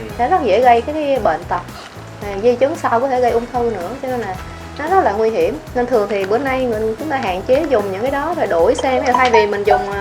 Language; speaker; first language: Vietnamese; native; Vietnamese